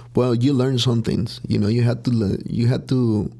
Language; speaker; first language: English; non-native, fluent; Spanish